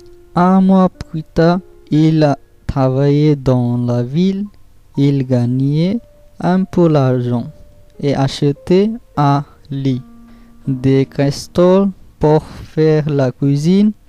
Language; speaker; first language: French; non-native, learner; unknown